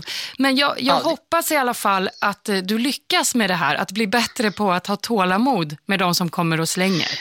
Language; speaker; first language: Swedish; native; Swedish